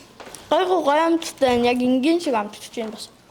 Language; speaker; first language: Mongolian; early bilingual, heritage; Mongolian